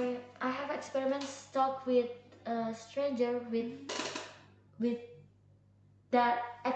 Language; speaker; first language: English; non-native, learner; Indonesian